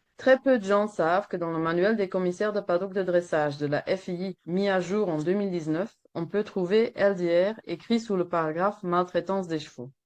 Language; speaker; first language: French; non-native, local second language; Dutch